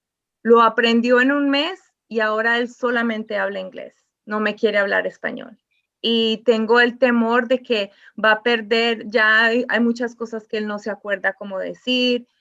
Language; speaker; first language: Spanish; early bilingual, other home language; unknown